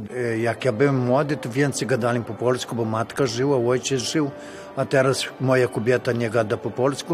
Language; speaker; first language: Polish; early bilingual, heritage; Portuguese